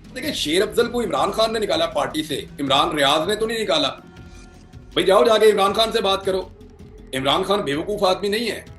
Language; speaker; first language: Urdu; non-native, local second language; Punjabi